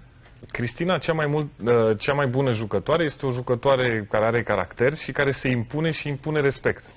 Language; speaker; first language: Romanian; native; Romanian